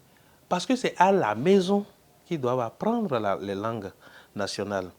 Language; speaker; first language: French; non-native, local second language; Fon